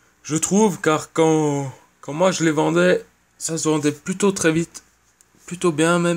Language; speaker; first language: French; native; French